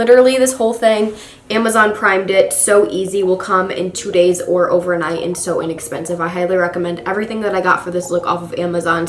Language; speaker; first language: English; native; English